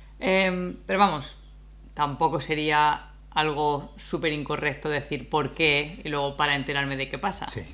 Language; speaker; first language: Spanish; native; Spanish